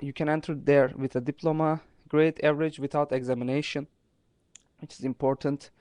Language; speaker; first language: English; non-native, fluent; Turkish